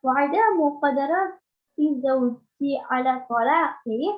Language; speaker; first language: Arabic; non-native, learner; Indonesian